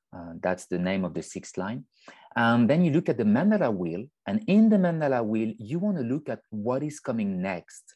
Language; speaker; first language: English; non-native, fluent; French